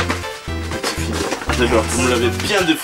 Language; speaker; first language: French; native; French